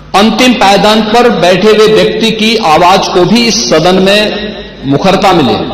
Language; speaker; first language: Hindi; native; Hindi